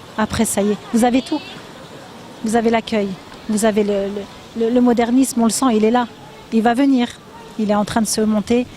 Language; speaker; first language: French; native; French